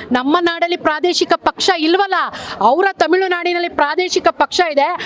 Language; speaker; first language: Kannada; native; Kannada